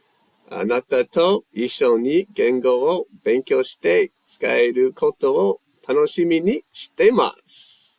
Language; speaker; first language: Japanese; non-native, learner; English